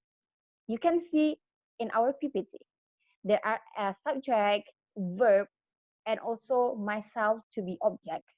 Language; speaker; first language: English; non-native, learner; Indonesian